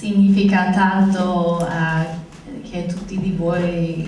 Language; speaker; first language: Italian; non-native, fluent; English